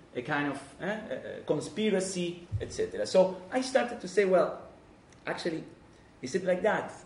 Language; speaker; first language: English; non-native, fluent; Spanish